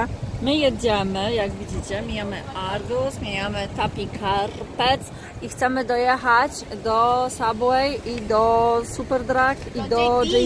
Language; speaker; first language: Polish; native; Polish